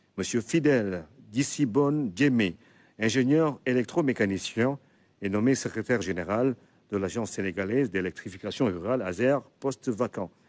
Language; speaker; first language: French; non-native, local second language; Wolof